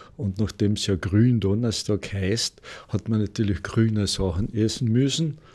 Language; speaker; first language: German; native; German